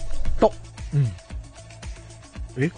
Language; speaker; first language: Chinese; non-native, local second language; Cantonese